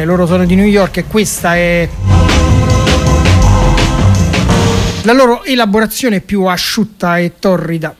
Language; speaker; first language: Italian; native; Italian